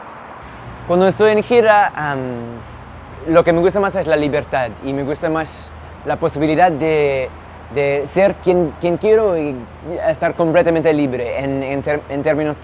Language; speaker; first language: Spanish; non-native, fluent; English